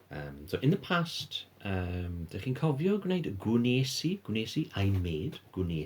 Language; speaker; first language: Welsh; non-native, fluent; English